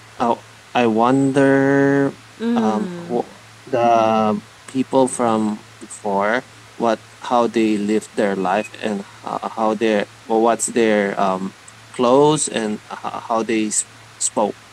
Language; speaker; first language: English; non-native, learner; Spanish